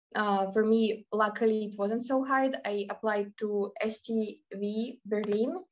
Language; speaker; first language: English; non-native, fluent; Russian